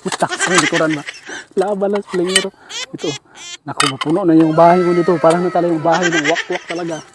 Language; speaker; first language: Filipino; non-native, local second language; Cebuano